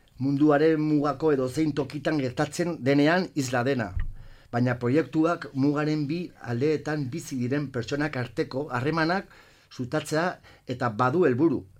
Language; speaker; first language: Basque; non-native, local second language; Spanish